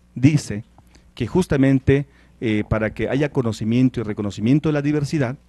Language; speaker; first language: Spanish; non-native, local second language; Tzeltal